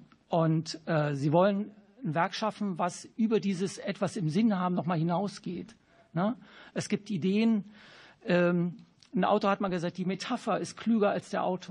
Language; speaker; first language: German; native; German